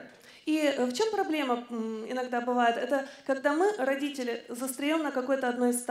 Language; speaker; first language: Russian; native; Russian